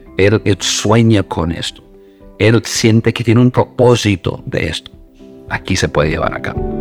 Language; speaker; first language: Spanish; non-native, fluent; English